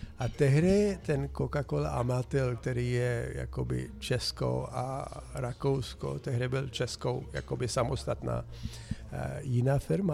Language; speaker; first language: Czech; non-native, fluent; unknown